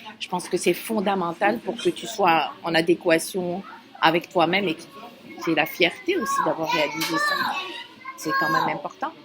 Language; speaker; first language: French; non-native, local second language; Kabyle